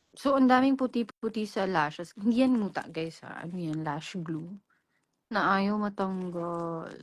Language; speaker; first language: Filipino; native; Filipino